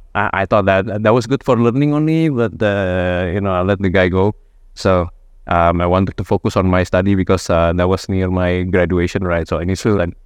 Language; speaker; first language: English; non-native, fluent; Indonesian